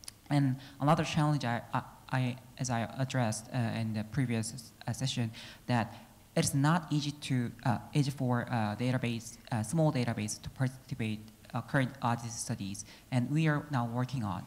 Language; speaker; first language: English; non-native, fluent; Korean